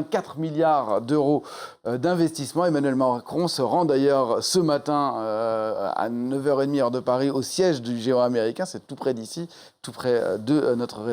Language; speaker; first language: French; native; French